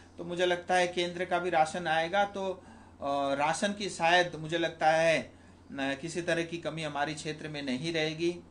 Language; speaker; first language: Hindi; non-native, local second language; Nepali